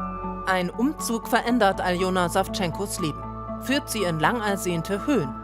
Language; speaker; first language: German; native; German